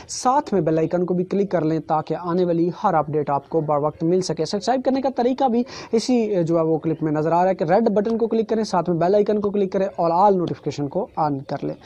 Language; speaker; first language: Urdu; native; Urdu